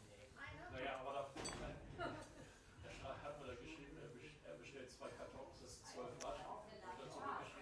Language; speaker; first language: German; native; German